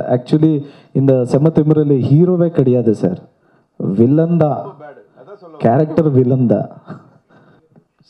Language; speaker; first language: Tamil; non-native, learner; Kannada